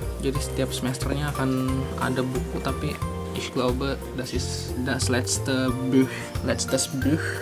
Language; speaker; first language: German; non-native, learner; Indonesian